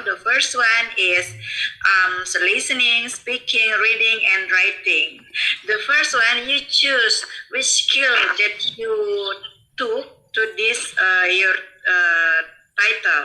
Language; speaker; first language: English; non-native, fluent; Indonesian